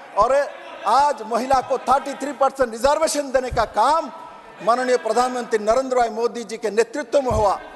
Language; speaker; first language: Hindi; non-native, local second language; Bangla